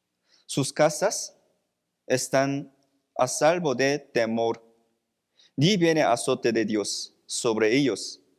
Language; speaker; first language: Spanish; non-native, fluent; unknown